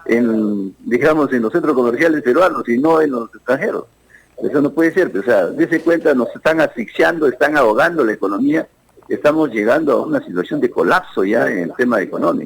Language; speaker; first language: Spanish; native; Spanish